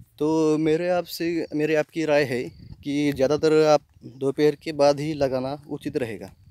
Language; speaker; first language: Hindi; non-native, local second language; Marathi